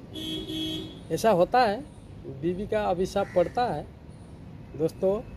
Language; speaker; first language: Hindi; non-native, local second language; Odia